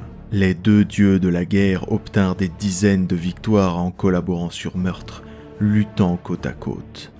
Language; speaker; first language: French; native; French